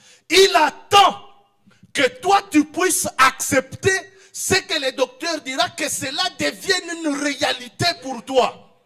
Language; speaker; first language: French; non-native, local second language; Swahili